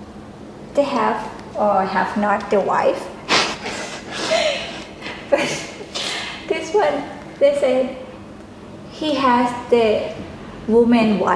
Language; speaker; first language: English; non-native, learner; Thai